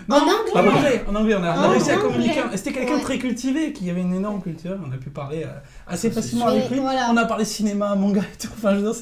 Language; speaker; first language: French; native; French